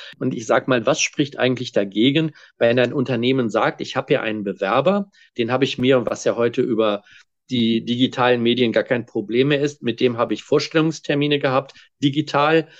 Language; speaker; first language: German; native; German